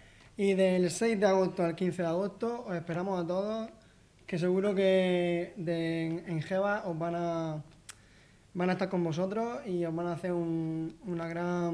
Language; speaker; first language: Spanish; native; Spanish